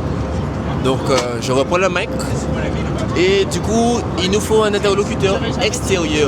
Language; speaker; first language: French; native; French